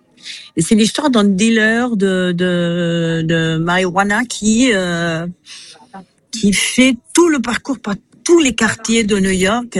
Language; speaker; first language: French; non-native, fluent; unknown